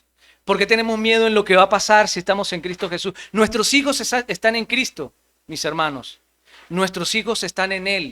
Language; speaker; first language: Spanish; native; Spanish